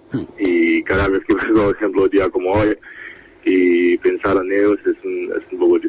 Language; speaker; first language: Spanish; non-native, fluent; Haitian Creole